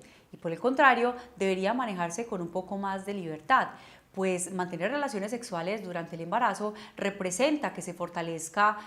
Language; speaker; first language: Spanish; native; Spanish